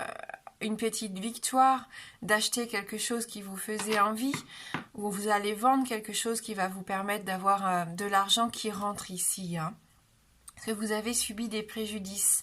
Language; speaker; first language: French; native; French